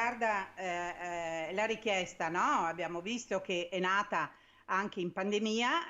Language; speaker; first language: Italian; native; Italian